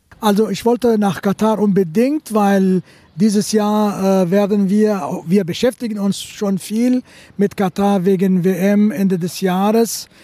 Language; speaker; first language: German; non-native, fluent; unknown